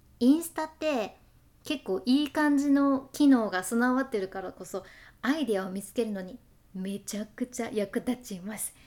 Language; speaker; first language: Japanese; native; Japanese